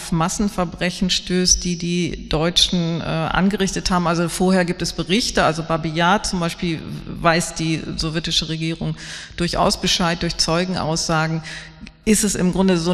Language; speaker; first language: German; native; German